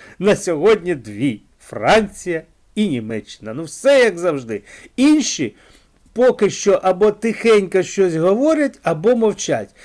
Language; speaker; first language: Ukrainian; non-native, local second language; Russian